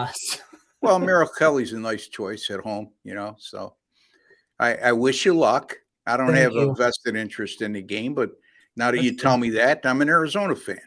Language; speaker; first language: English; native; English